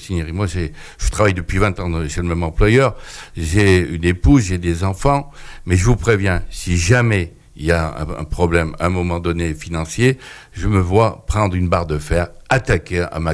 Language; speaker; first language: French; native; French